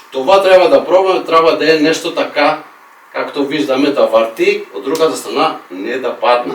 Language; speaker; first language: Bulgarian; non-native, fluent; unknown